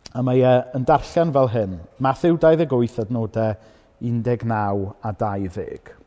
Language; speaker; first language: Welsh; native; Welsh